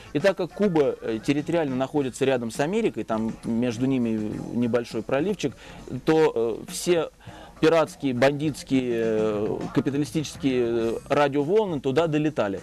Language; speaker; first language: Russian; native; Russian